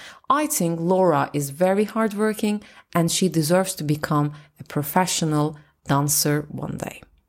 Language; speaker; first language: English; non-native, fluent; Turkish